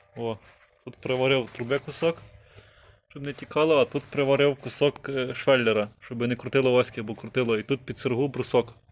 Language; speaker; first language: Ukrainian; native; Ukrainian